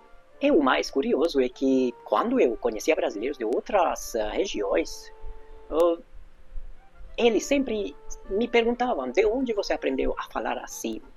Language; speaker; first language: Portuguese; non-native, fluent; Hungarian